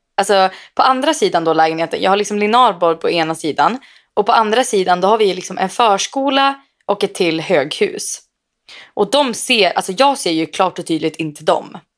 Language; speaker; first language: Swedish; native; Swedish